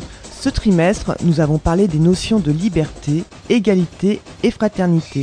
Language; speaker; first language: French; native; French